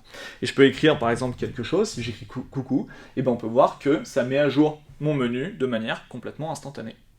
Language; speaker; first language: French; native; French